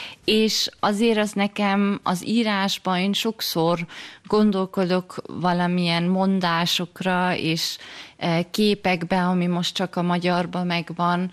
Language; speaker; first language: Hungarian; early bilingual, heritage; German